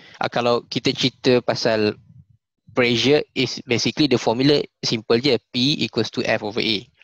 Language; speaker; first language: English; non-native, local second language; Malay